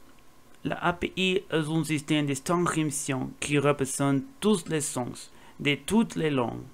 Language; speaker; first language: French; non-native, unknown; Spanish